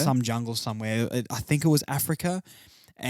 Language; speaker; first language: English; native; English